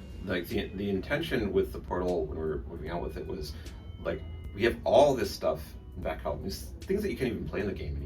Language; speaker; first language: English; native; English